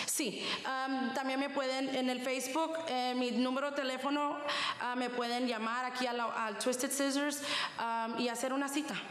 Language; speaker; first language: Spanish; early bilingual, heritage; Spanish